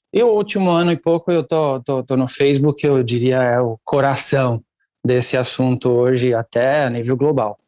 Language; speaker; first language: Portuguese; non-native, fluent; Italian